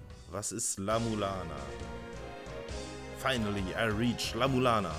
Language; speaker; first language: German; native; German